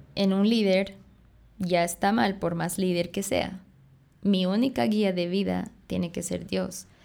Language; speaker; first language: Spanish; native; Spanish